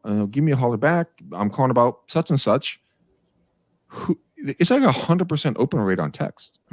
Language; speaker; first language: English; native; English